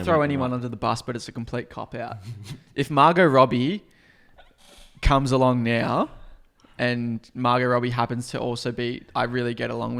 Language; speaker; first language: English; native; English